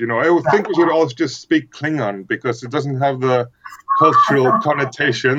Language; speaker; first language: English; non-native, fluent; Icelandic